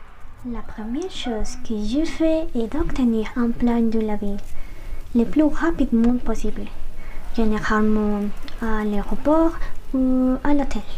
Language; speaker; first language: French; non-native, learner; Spanish